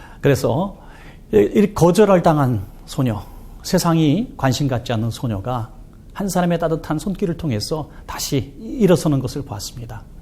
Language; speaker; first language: Korean; native; Korean